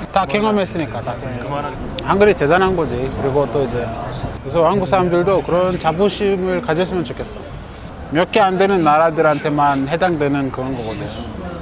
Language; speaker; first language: Korean; non-native, fluent; English